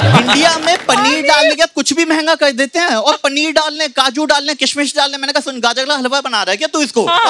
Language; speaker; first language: Hindi; native; Hindi